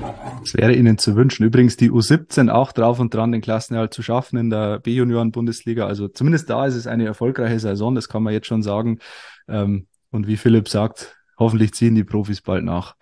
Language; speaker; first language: German; native; German